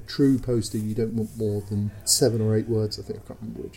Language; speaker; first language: English; native; English